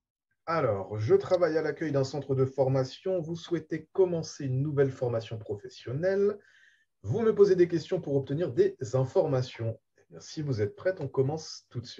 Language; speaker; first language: French; native; French